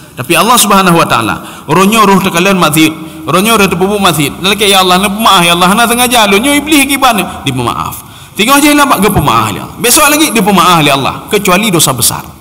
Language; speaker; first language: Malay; non-native, local second language; Achinese